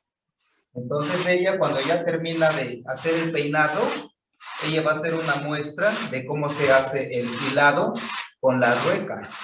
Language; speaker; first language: Spanish; non-native, local second language; Zapotec